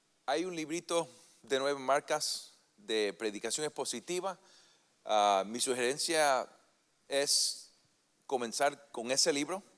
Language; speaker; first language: Spanish; early bilingual, heritage; Spanish